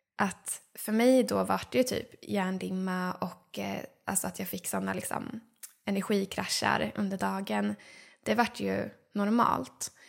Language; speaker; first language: Swedish; native; Swedish